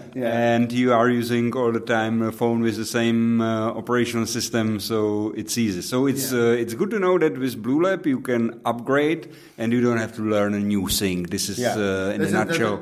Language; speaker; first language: English; non-native, fluent; Czech